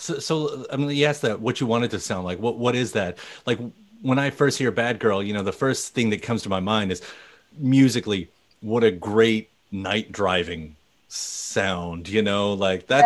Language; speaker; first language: English; native; English